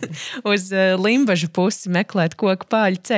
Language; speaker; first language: Latvian; native; Latvian